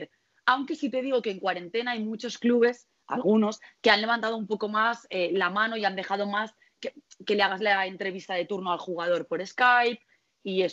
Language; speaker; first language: Spanish; native; Spanish